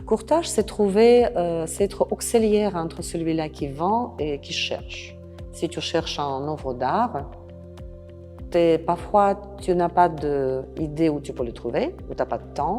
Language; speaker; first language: French; non-native, fluent; Russian